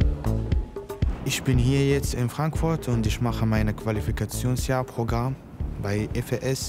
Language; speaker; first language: German; non-native, learner; Arabic